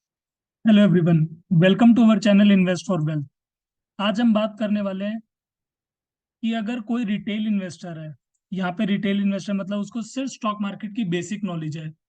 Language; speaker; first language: Hindi; native; Hindi